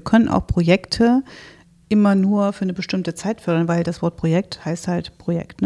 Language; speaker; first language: German; native; German